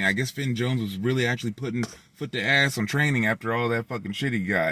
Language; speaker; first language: English; native; English